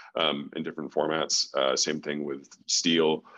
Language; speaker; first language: English; native; English